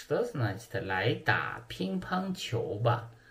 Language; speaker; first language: Russian; non-native, learner; Chinese